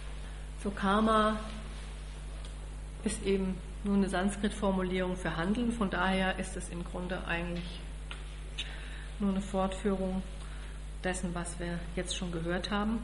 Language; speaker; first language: German; native; German